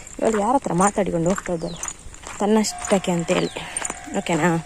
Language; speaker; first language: Kannada; non-native, local second language; Tulu